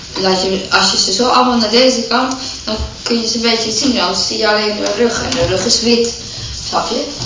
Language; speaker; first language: Dutch; native; Dutch